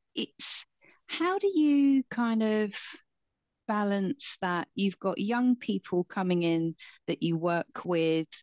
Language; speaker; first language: English; native; English